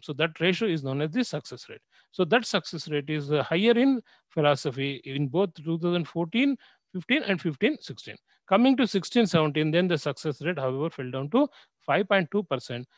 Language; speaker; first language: English; non-native, local second language; Telugu